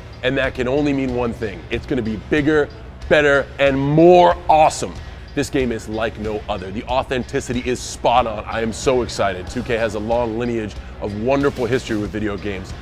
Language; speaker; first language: English; native; English